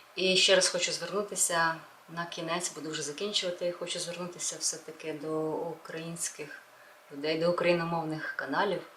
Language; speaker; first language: Ukrainian; non-native, local second language; Russian